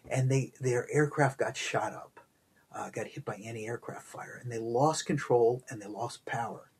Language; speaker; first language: English; native; English